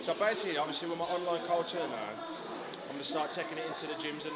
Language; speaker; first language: English; native; English